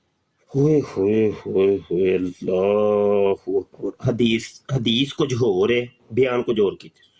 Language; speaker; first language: Hindi; non-native, local second language; Punjabi